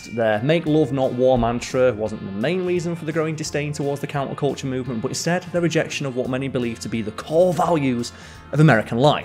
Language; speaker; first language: English; native; English